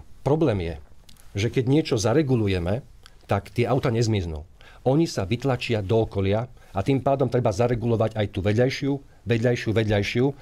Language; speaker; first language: Slovak; native; Slovak